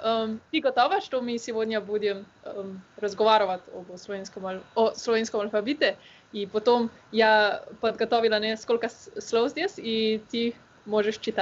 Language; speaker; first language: Russian; non-native, learner; Slovenian